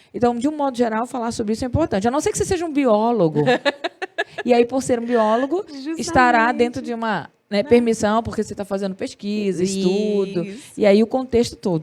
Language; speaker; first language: Portuguese; native; Portuguese